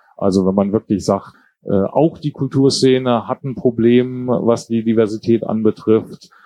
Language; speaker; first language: German; native; German